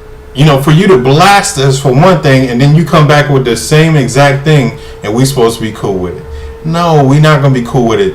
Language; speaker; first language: English; native; English